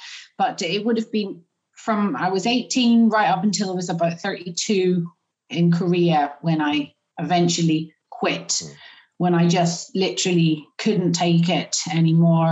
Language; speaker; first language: English; native; English